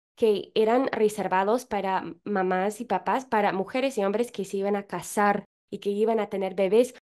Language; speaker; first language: Spanish; non-native, fluent; English